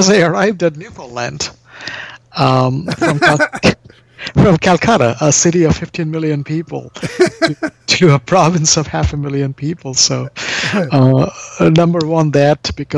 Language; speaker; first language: English; non-native, local second language; Bangla